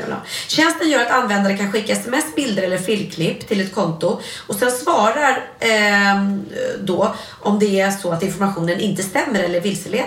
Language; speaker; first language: Swedish; native; Swedish